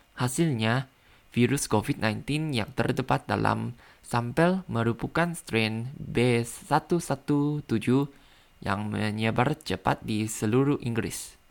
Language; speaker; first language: Indonesian; non-native, learner; Thai